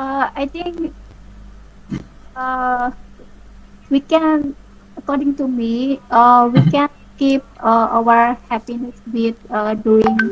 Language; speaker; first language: English; non-native, learner; Indonesian